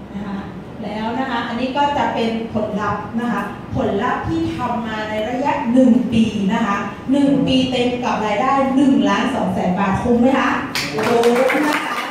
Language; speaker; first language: Thai; non-native, local second language; Shan